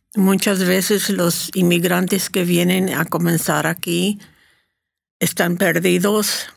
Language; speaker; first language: Spanish; early bilingual, heritage; Spanish